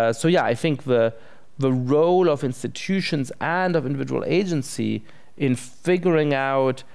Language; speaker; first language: English; non-native, fluent; German